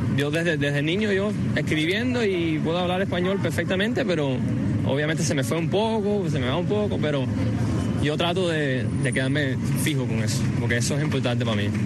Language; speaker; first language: Spanish; early bilingual, heritage; Spanish